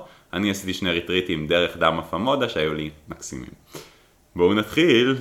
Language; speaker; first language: Hebrew; native; Hebrew